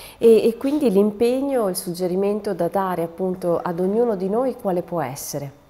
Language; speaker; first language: Italian; native; Italian